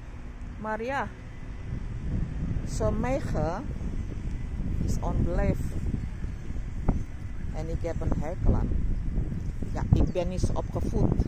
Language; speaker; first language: Dutch; non-native, fluent; Indonesian